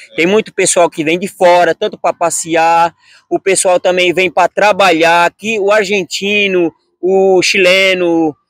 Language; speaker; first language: Portuguese; native; Portuguese